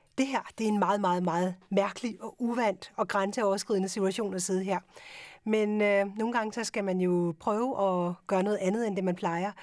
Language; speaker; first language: Danish; early bilingual, other home language; Urdu